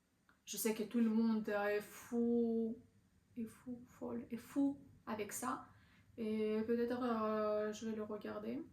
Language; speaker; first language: French; non-native, learner; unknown